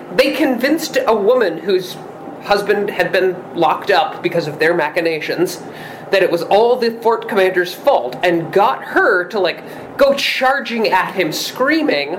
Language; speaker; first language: English; native; English